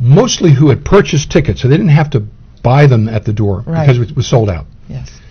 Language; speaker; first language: English; native; English